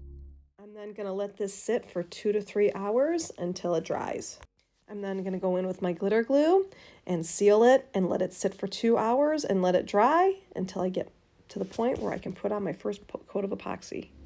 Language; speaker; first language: English; native; English